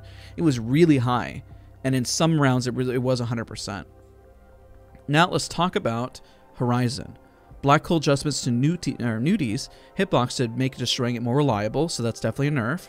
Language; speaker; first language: English; native; English